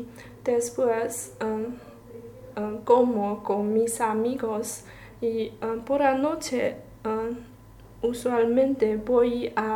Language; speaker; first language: Spanish; non-native, learner; Chinese